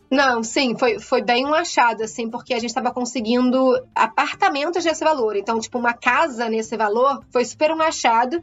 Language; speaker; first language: Portuguese; native; Portuguese